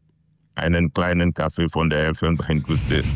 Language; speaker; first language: German; non-native, fluent; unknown